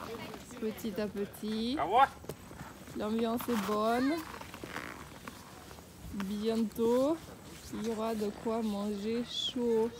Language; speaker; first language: French; non-native, fluent; Russian